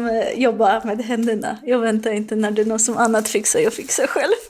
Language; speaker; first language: Swedish; non-native, learner; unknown